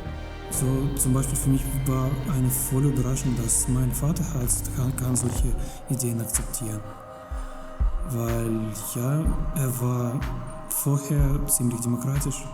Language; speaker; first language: German; non-native, fluent; Russian